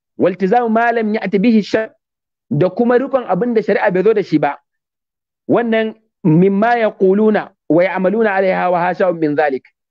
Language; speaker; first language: Hausa; native; Hausa